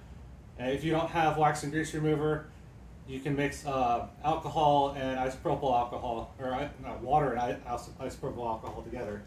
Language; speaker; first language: English; native; English